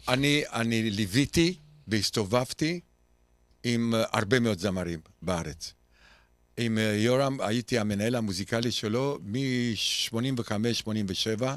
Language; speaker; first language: Hebrew; non-native, fluent; Romanian